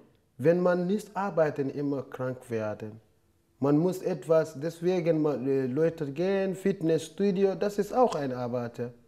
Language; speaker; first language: German; non-native, learner; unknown